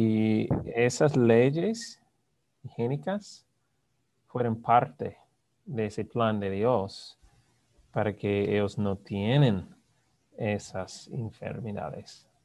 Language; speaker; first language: Spanish; non-native, fluent; English